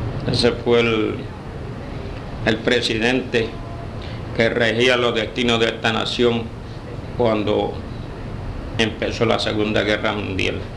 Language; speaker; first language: Spanish; native; Spanish